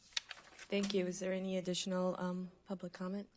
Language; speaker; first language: English; native; English